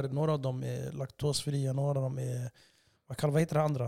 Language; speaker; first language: Swedish; non-native, fluent; Somali